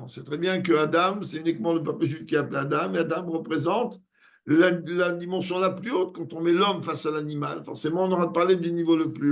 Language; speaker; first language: French; native; French